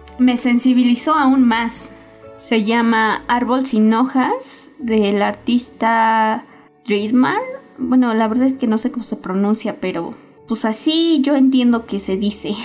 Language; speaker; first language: Spanish; native; Spanish